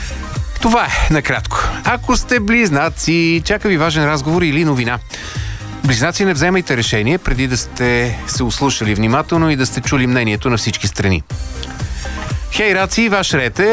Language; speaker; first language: Bulgarian; native; Bulgarian